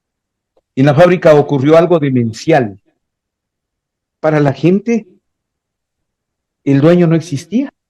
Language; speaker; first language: Spanish; native; Spanish